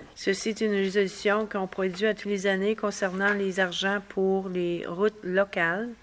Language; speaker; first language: French; native; French